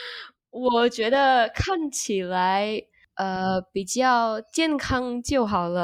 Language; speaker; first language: Chinese; non-native, learner; Indonesian